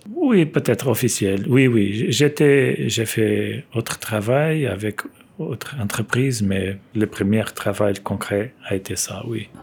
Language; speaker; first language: French; non-native, fluent; Portuguese